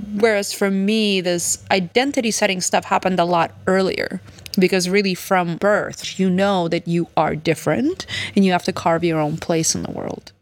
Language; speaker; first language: English; early bilingual, other home language; Russian